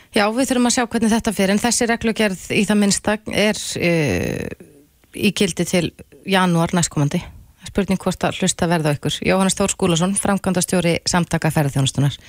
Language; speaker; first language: Icelandic; native; Icelandic